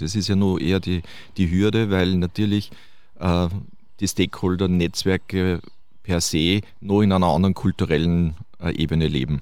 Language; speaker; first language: German; native; German